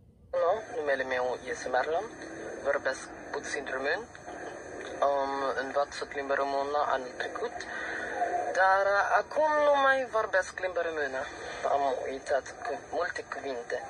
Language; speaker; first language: Romanian; non-native, learner; Filipino